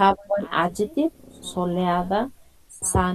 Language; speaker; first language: English; non-native, fluent; Spanish